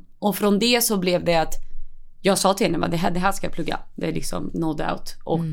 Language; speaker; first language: Swedish; early bilingual, other home language; Spanish